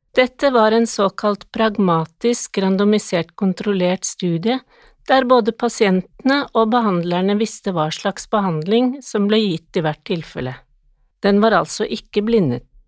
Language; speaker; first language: Norwegian; native; Norwegian